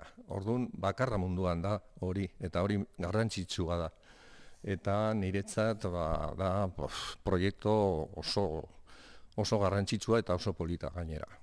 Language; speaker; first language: Basque; non-native, local second language; Spanish